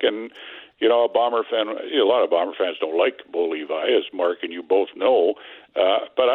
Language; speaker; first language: English; native; English